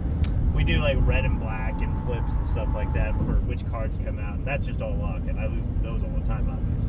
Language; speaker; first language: English; native; English